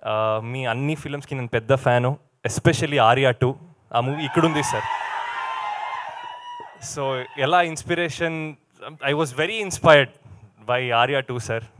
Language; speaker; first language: Telugu; non-native, learner; Kannada